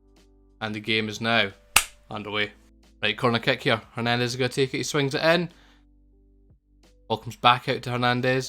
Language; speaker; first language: English; native; English